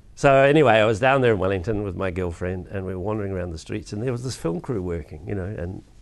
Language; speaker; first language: English; native; English